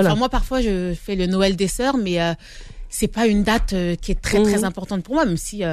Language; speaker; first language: French; native; French